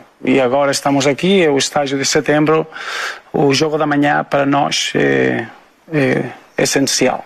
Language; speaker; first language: Portuguese; non-native, fluent; Spanish